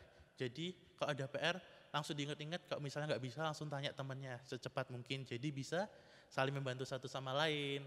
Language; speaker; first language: Indonesian; native; Indonesian